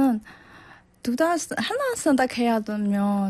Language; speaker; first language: Korean; non-native, learner; Burmese